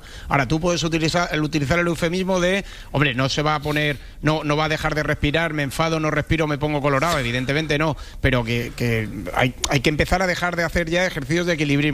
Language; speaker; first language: Spanish; native; Spanish